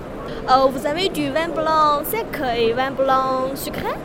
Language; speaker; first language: French; non-native, fluent; Chinese